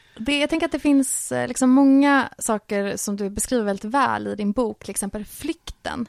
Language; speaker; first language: Swedish; early bilingual, other home language; Finnish